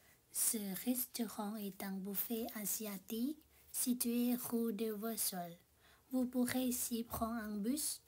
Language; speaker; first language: French; non-native, learner; Thai